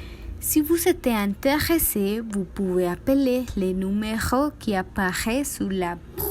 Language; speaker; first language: French; non-native, learner; Spanish